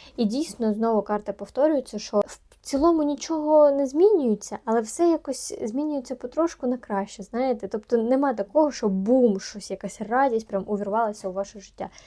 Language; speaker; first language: Ukrainian; native; Ukrainian